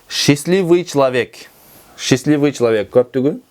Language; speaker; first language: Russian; non-native, local second language; Kyrgyz